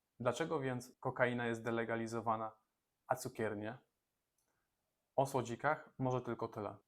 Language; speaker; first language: Polish; native; Polish